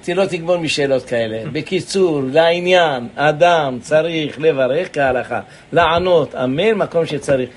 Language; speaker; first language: Hebrew; native; Hebrew